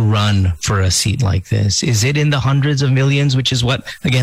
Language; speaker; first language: English; non-native, local second language; Filipino